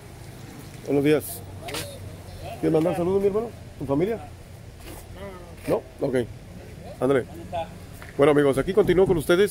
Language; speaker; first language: Spanish; native; Spanish